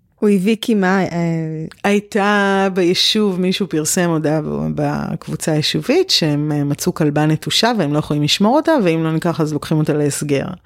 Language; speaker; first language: Hebrew; early bilingual, other home language; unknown